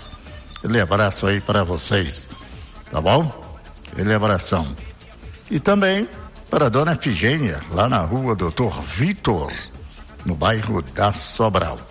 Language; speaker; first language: Portuguese; native; Portuguese